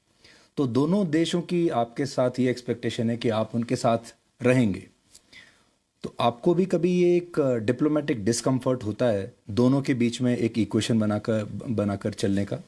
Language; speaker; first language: Hindi; native; Hindi